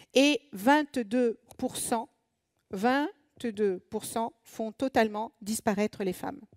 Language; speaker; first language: French; native; French